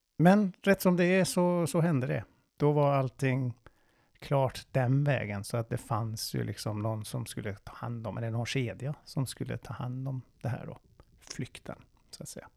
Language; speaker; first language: Swedish; non-native, fluent; Persian